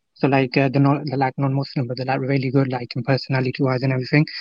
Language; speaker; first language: English; non-native, local second language; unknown